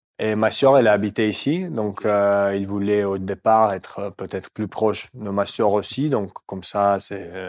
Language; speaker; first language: French; non-native, fluent; Russian